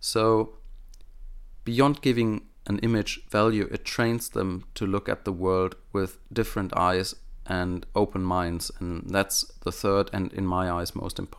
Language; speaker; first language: English; non-native, fluent; German